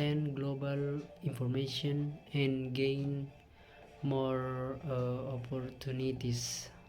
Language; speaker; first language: English; non-native, learner; Indonesian